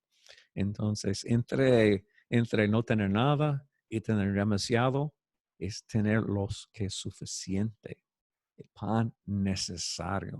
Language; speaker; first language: Spanish; non-native, fluent; English